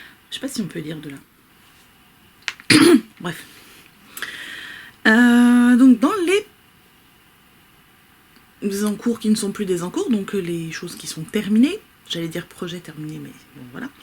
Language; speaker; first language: French; native; French